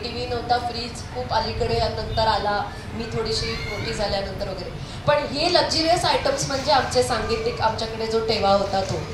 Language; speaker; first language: Marathi; non-native, local second language; Konkani